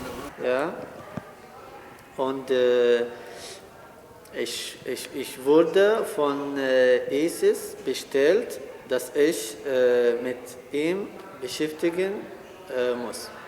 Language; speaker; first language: German; non-native, learner; Arabic